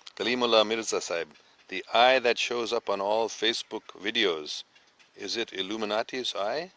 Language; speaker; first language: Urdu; non-native, local second language; English